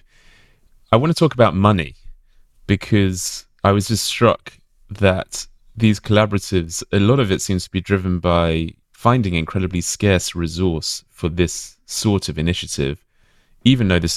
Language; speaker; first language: English; native; English